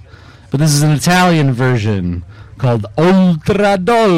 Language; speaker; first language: English; native; English